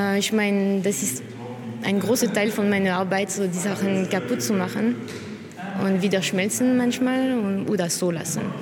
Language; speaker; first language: German; non-native, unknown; French